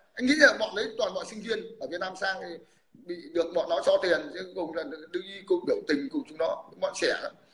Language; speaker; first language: Vietnamese; native; Vietnamese